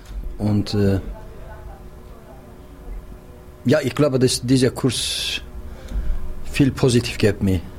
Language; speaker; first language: German; non-native, learner; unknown